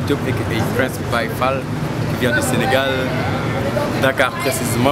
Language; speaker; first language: French; non-native, local second language; Wolof